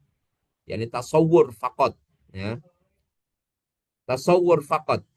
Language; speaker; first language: Arabic; non-native, fluent; Indonesian